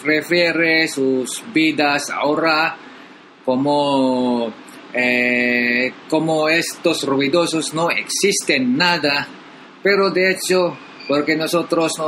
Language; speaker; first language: Spanish; non-native, learner; Filipino